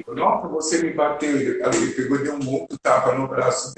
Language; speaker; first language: Portuguese; native; Portuguese